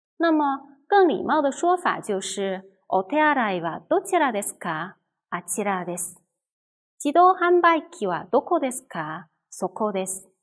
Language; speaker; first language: Japanese; non-native, fluent; Chinese